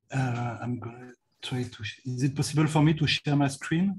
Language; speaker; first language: English; non-native, learner; French